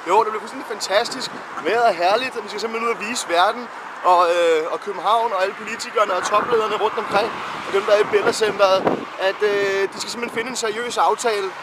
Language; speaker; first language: Danish; native; Danish